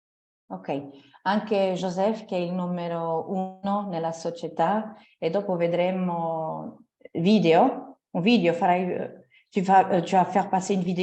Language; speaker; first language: Italian; non-native, fluent; French